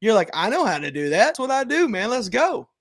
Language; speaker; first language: English; native; English